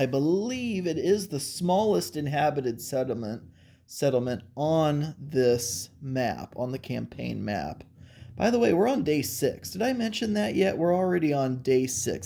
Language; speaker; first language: English; native; English